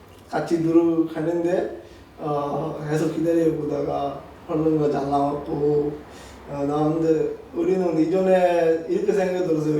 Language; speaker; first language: Korean; non-native, learner; Bangla